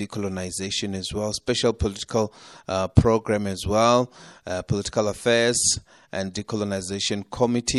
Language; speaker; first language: English; non-native, local second language; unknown